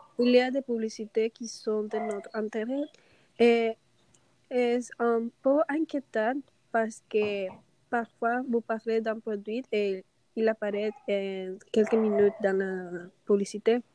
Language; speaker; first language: French; non-native, learner; Spanish